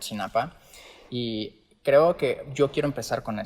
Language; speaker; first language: Spanish; native; Spanish